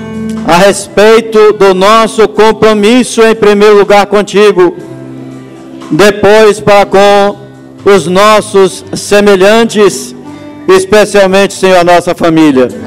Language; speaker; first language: Portuguese; native; Portuguese